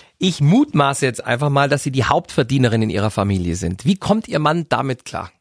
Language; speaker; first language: German; native; German